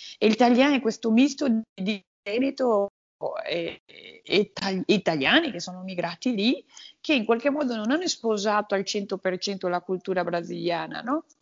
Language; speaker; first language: Italian; non-native, fluent; Portuguese